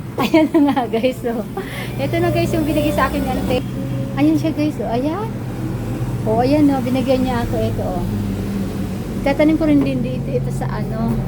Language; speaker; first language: Filipino; non-native, local second language; Bikol